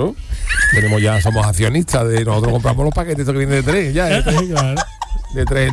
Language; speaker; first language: Spanish; native; Spanish